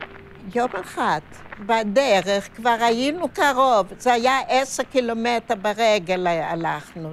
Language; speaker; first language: Hebrew; non-native, fluent; Yiddish